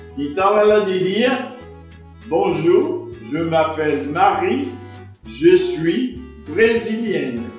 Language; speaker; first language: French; non-native, fluent; Portuguese